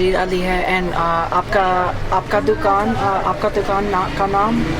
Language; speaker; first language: Hindi; non-native, learner; English